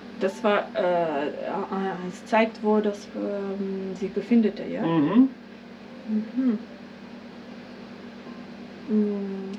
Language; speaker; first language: German; non-native, learner; Ukrainian